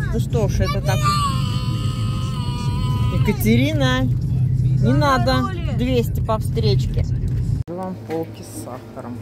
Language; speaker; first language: Russian; native; Russian